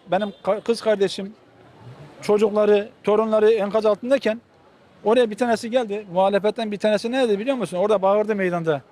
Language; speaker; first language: Turkish; native; Turkish